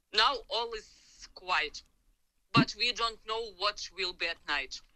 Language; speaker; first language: English; non-native, learner; Ukrainian